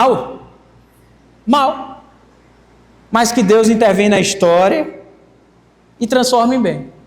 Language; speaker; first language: Portuguese; native; Portuguese